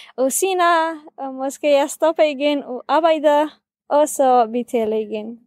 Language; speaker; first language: Danish; non-native, fluent; Kurdish